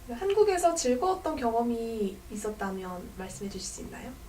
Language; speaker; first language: Korean; native; Korean